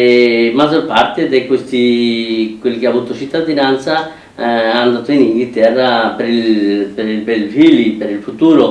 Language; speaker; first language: Italian; non-native, fluent; Bangla